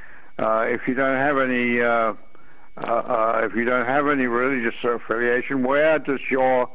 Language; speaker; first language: English; native; English